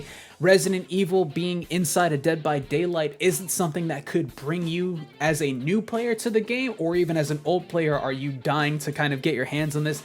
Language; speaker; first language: English; native; English